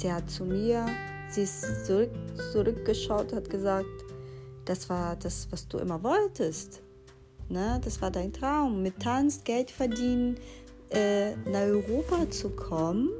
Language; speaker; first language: German; non-native, fluent; Portuguese